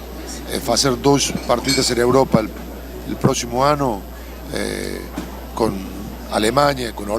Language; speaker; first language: Portuguese; non-native, learner; Spanish